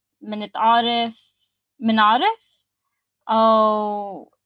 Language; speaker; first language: Arabic; non-native, learner; English